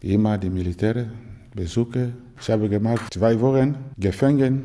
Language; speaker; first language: German; non-native, learner; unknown